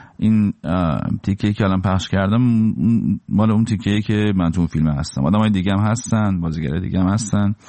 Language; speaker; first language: Persian; native; Persian